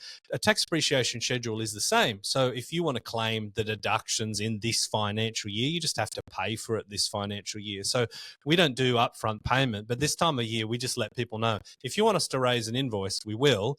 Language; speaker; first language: English; native; English